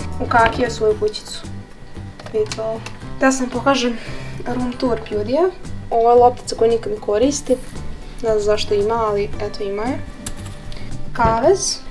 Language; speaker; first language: Serbian; early bilingual, heritage; Serbian